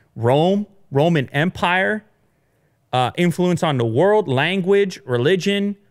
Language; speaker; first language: English; early bilingual, other home language; Italian